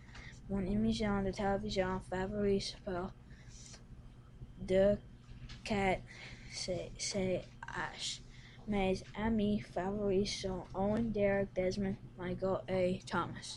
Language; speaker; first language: French; non-native, learner; English